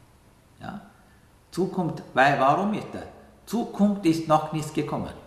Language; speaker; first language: German; non-native, fluent; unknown